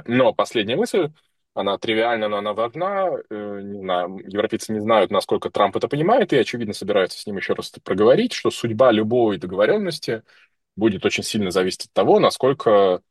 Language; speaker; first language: Russian; native; Russian